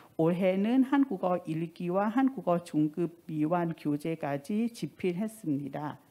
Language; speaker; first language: Korean; non-native, fluent; Thai